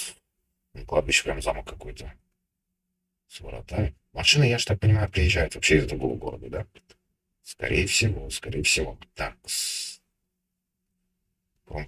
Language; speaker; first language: Russian; native; Russian